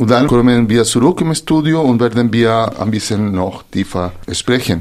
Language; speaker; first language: German; non-native, fluent; Spanish